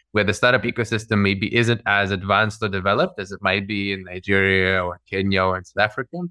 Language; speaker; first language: English; early bilingual, other home language; Russian